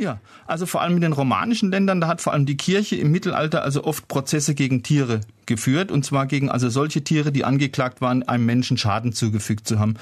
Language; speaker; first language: German; native; German